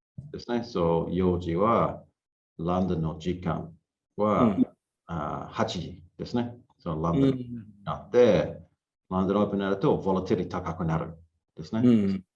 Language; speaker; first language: Japanese; non-native, learner; English